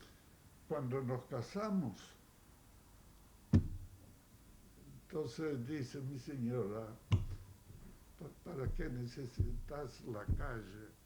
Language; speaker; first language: Spanish; non-native, fluent; Yiddish